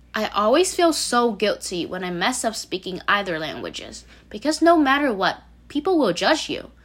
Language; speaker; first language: English; non-native, fluent; Vietnamese